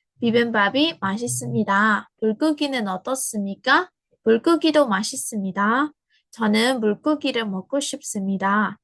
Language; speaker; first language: Korean; non-native, fluent; Burmese